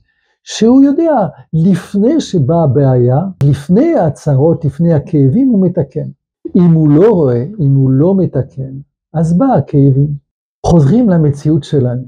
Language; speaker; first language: Hebrew; non-native, fluent; French